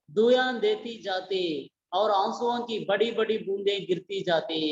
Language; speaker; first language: Hindi; non-native, local second language; Telugu